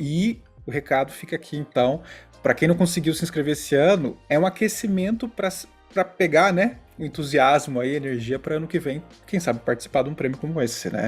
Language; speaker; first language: Portuguese; native; Portuguese